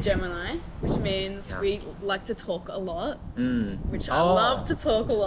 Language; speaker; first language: English; non-native, fluent; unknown